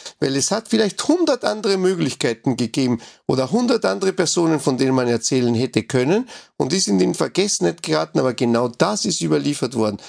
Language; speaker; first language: German; non-native, fluent; Spanish